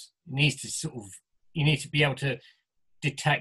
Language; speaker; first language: English; native; English